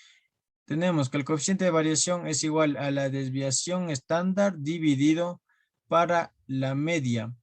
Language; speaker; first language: Spanish; native; Spanish